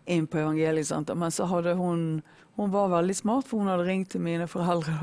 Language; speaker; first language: Norwegian; native; Norwegian